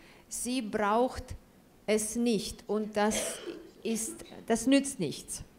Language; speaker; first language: German; non-native, fluent; Russian